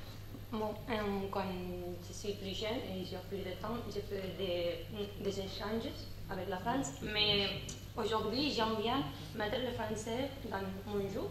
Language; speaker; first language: French; non-native, learner; Catalan